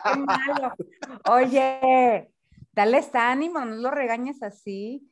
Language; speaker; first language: Spanish; native; Spanish